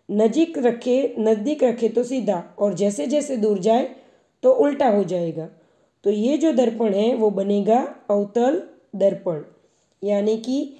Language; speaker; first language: Hindi; non-native, local second language; Gujarati